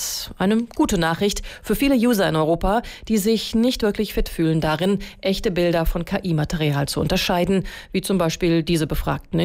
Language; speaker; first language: German; native; German